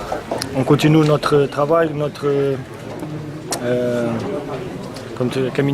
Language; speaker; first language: French; non-native, fluent; Portuguese